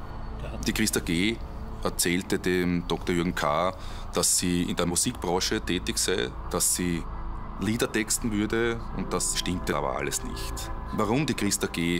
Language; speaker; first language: German; native; German